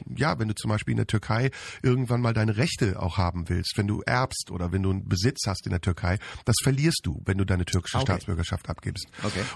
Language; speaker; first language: German; early bilingual, other home language; Turkish